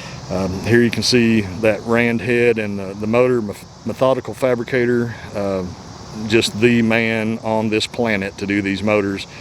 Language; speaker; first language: English; native; English